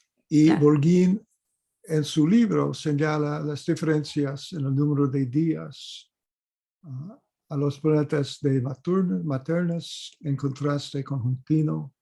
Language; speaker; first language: Spanish; non-native, fluent; English